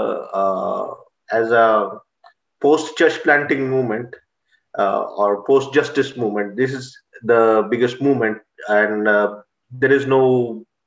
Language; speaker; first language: English; non-native, local second language; Marathi